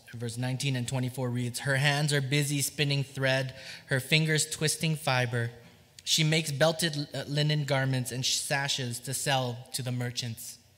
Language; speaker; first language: English; early bilingual, other home language; Vietnamese